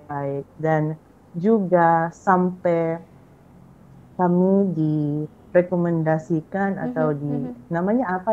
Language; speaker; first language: Indonesian; non-native, fluent; Filipino